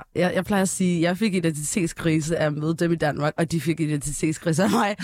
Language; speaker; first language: Danish; early bilingual, other home language; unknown